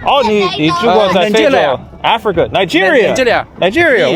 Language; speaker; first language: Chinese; non-native, learner; English